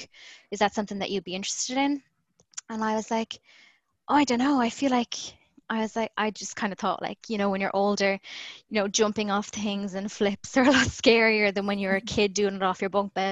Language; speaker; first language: English; native; English